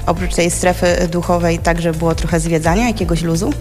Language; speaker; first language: Polish; native; Polish